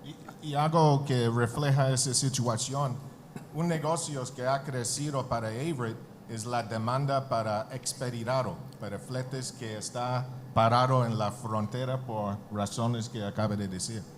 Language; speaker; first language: Spanish; non-native, learner; English